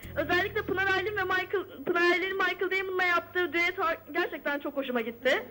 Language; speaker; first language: Turkish; native; Turkish